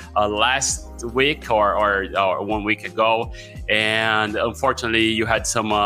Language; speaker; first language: English; non-native, fluent; Portuguese